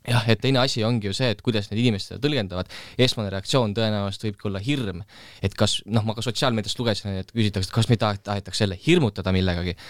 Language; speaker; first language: Estonian; native; Estonian